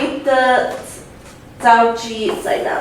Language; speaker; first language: Chinese; non-native, learner; English